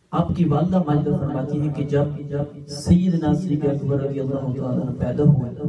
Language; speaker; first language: Urdu; non-native, local second language; Punjabi